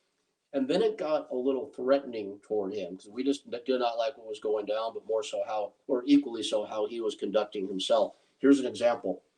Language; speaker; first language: English; native; English